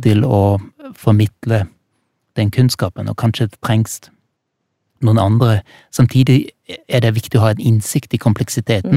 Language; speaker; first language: Norwegian; non-native, fluent; German